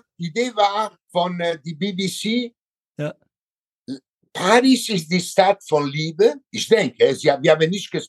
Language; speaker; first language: German; non-native, learner; Italian